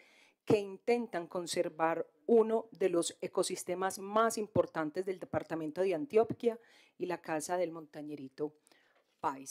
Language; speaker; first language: Spanish; native; Spanish